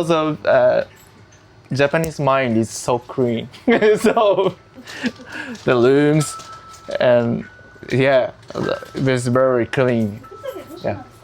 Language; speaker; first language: English; non-native, learner; Japanese